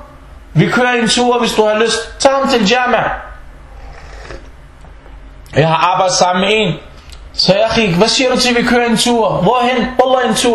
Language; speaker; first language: Danish; early bilingual, other home language; Arabic